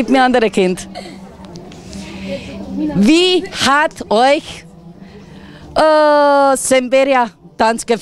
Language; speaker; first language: German; non-native, learner; Croatian